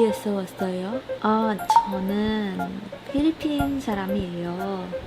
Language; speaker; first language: Korean; non-native, learner; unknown